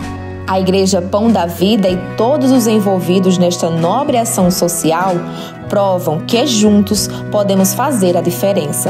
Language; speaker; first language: Portuguese; native; Portuguese